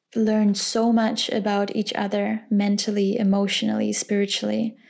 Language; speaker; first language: English; non-native, fluent; German